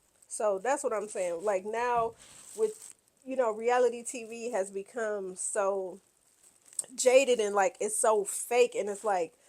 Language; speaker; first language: English; native; English